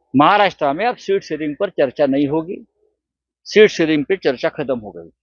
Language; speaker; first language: Hindi; non-native, local second language; Marathi